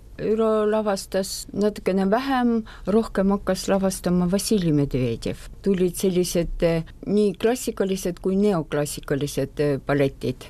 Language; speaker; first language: Estonian; non-native, fluent; Russian